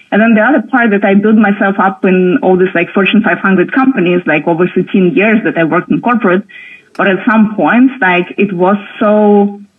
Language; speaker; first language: English; non-native, fluent; Russian